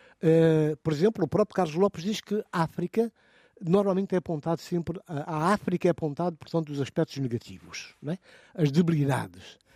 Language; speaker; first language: Portuguese; non-native, local second language; Upper Guinea Crioulo